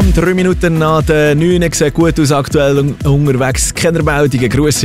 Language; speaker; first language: German; native; German